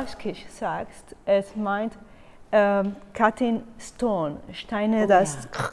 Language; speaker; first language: German; non-native, learner; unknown